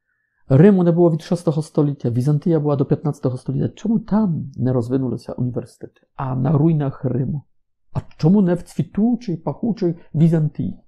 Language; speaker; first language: Ukrainian; non-native, fluent; Polish